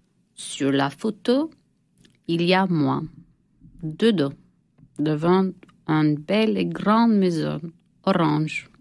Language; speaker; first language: French; non-native, learner; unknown